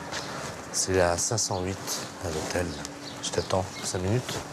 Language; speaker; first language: French; native; French